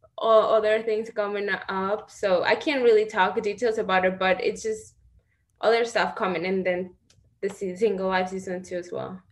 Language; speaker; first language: English; non-native, fluent; Spanish